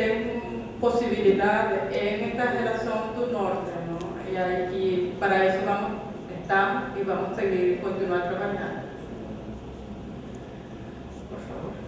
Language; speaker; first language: Portuguese; non-native, fluent; Spanish